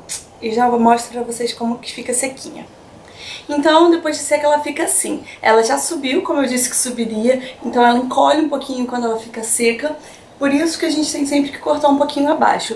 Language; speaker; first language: Portuguese; native; Portuguese